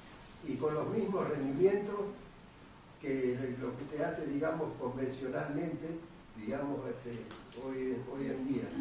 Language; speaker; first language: Spanish; native; Spanish